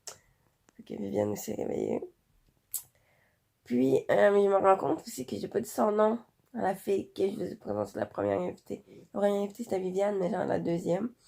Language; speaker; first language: French; native; French